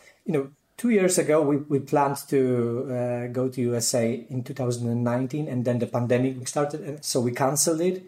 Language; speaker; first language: English; non-native, fluent; Polish